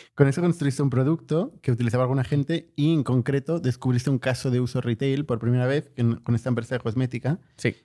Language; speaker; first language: Spanish; native; Spanish